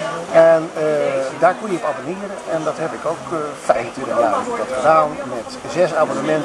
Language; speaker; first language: Dutch; native; Dutch